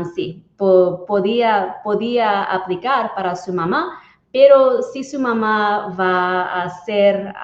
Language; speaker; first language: Spanish; non-native, learner; English